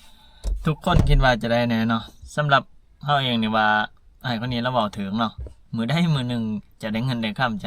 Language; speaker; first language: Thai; non-native, local second language; Lao